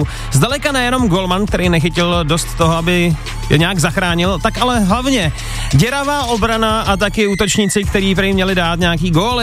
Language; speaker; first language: Czech; native; Czech